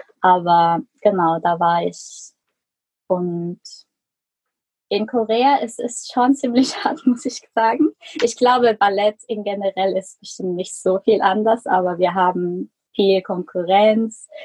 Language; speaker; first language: German; non-native, fluent; Korean